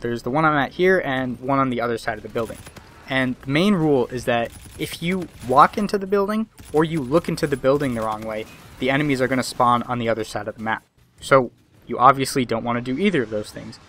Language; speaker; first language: English; native; English